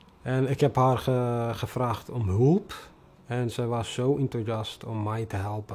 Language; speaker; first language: Dutch; non-native, fluent; Tigrinya